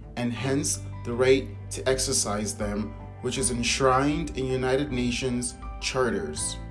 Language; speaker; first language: English; native; English